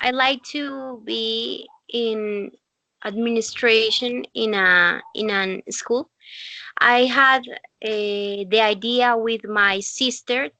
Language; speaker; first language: English; non-native, learner; Spanish